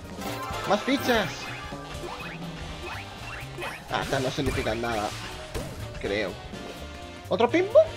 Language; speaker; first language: Spanish; native; Spanish